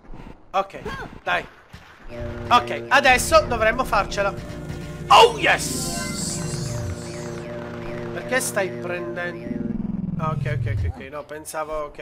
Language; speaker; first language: Italian; native; Italian